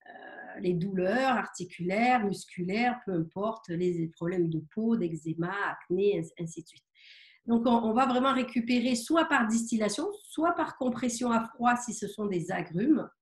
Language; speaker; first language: French; native; French